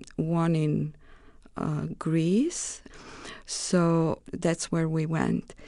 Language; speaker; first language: English; non-native, fluent; Romanian